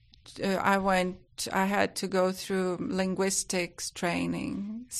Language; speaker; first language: English; non-native, fluent; Portuguese